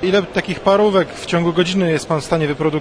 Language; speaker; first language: Polish; native; Polish